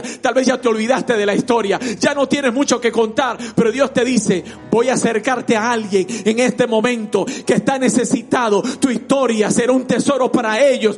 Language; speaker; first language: Spanish; native; Spanish